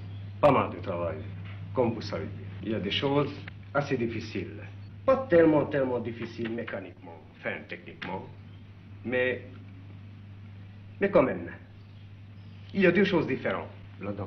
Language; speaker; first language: French; non-native, fluent; Hungarian